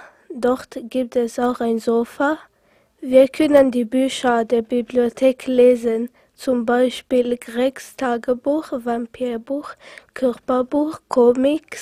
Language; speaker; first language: German; non-native, local second language; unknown